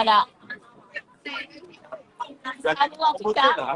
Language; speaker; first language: French; early bilingual, other home language; Vietnamese